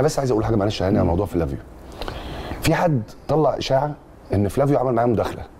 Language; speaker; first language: Arabic; native; Arabic